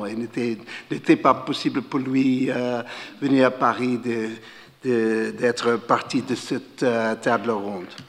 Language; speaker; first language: French; non-native, fluent; English